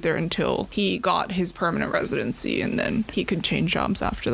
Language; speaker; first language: English; non-native, local second language; Cantonese